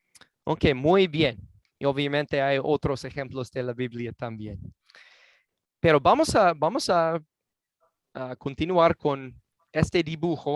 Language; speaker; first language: Spanish; non-native, fluent; English